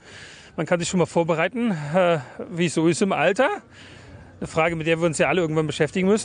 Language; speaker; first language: German; native; German